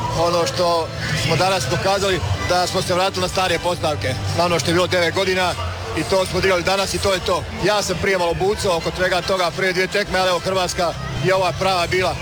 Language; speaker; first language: Croatian; native; Croatian